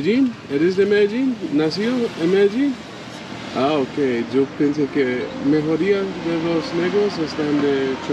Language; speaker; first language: Spanish; non-native, learner; English